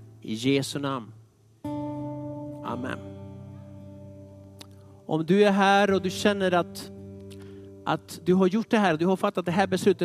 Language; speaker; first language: Swedish; non-native, fluent; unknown